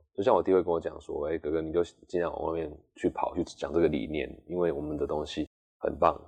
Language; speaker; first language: Chinese; native; Chinese